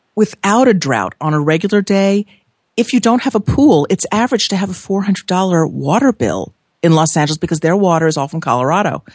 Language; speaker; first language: English; native; English